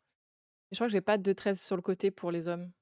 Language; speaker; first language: French; native; French